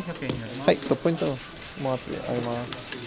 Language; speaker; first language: Japanese; non-native, learner; English